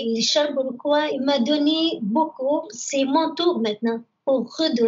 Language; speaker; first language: French; non-native, learner; Arabic